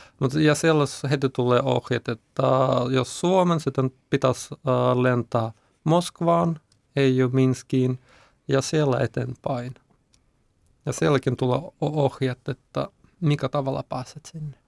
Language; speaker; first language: Finnish; non-native, learner; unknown